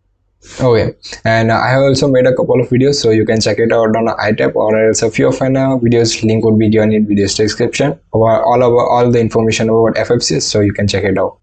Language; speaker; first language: English; non-native, local second language; Gujarati